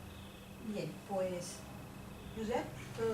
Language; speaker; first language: Spanish; native; Spanish